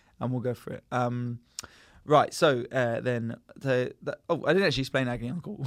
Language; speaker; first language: English; native; English